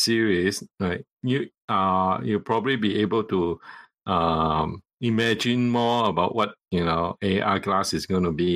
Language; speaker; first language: English; non-native, local second language; Cantonese